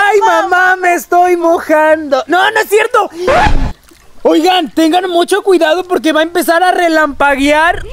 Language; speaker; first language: Spanish; native; Spanish